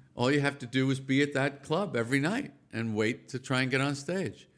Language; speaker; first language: English; native; English